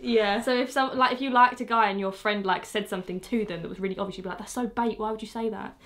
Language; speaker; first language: English; native; English